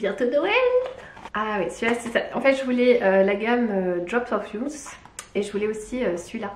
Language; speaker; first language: French; native; French